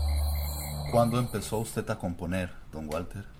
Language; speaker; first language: Spanish; native; Spanish